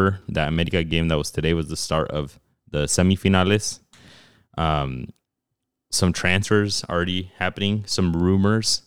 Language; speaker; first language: English; early bilingual, other home language; Spanish